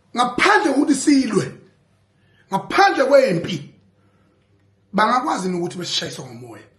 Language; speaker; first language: Zulu; native; Zulu